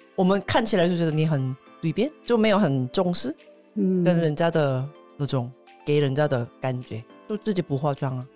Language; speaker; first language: Chinese; non-native, fluent; Korean